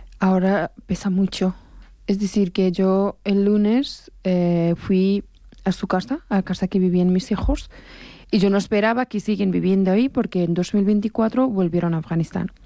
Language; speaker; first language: Spanish; non-native, fluent; Persian